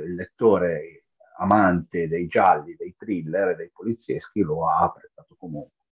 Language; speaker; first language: Italian; native; Italian